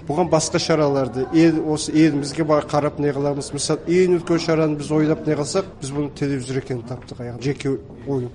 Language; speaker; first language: Kazakh; early bilingual, heritage; Kazakh